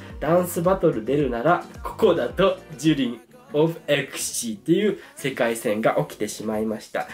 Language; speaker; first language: Japanese; native; Japanese